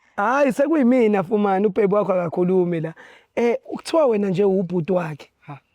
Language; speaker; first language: Zulu; native; Zulu